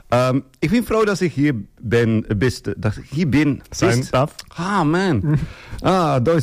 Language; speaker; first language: German; non-native, learner; Dutch